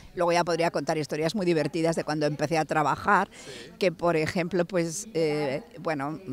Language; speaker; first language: Spanish; native; Spanish